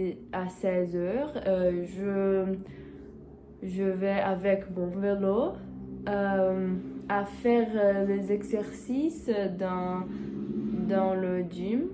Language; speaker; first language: French; non-native, learner; Portuguese